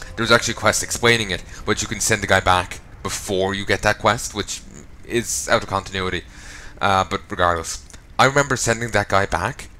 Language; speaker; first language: English; native; English